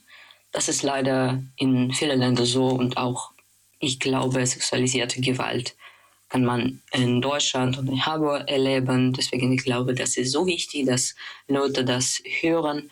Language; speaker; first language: German; non-native, fluent; Russian